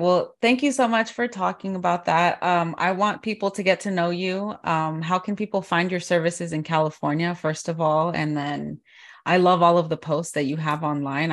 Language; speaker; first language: English; early bilingual, other home language; Spanish